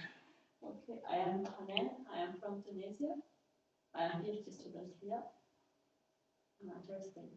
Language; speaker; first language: English; non-native, learner; Arabic